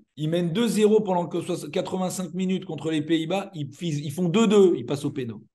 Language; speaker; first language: French; native; French